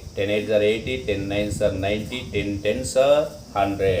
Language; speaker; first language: English; non-native, local second language; Telugu